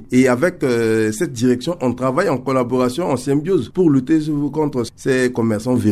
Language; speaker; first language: French; non-native, local second language; Sango